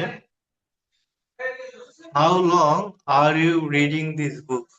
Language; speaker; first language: English; non-native, learner; Bangla